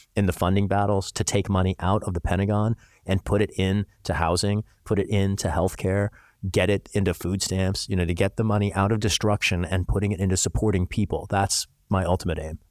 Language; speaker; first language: English; native; English